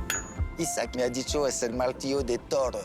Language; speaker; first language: Spanish; non-native, learner; French